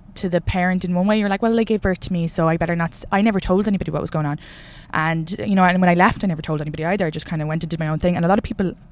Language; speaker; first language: English; native; English